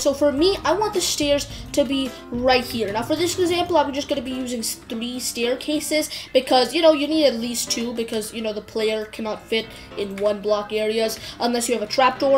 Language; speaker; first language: English; native; English